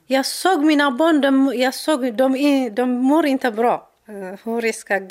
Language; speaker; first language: Swedish; non-native, learner; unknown